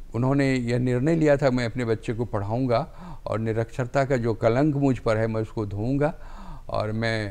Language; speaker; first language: Hindi; native; Hindi